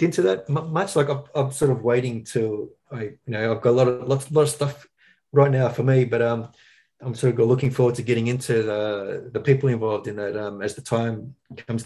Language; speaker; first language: English; native; English